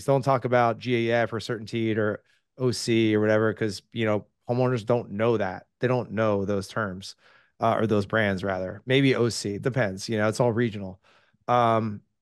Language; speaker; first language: English; native; English